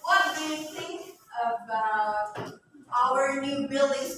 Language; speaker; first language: English; non-native, learner; Indonesian